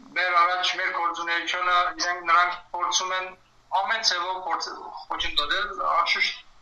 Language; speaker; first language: Armenian; early bilingual, heritage; Armenian